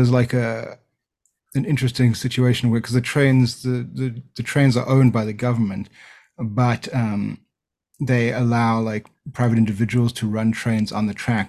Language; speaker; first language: English; native; English